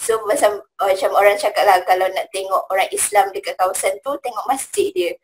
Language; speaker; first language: Malay; native; Malay